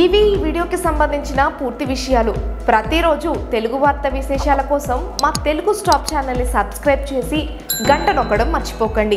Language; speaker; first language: Telugu; native; Telugu